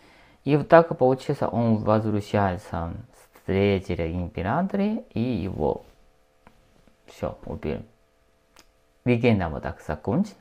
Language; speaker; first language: Russian; non-native, learner; Chinese